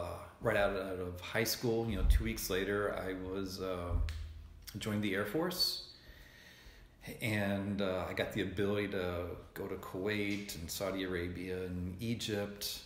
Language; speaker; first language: English; native; English